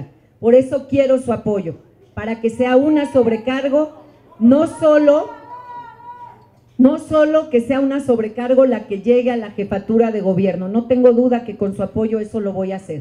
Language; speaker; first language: Spanish; native; Spanish